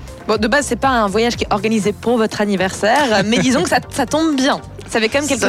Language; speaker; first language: French; native; French